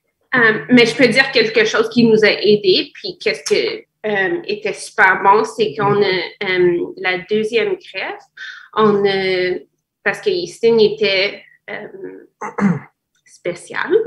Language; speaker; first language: French; non-native, fluent; English